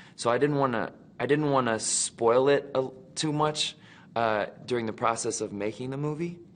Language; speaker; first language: English; native; English